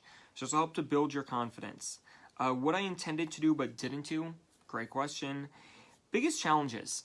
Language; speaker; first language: English; native; English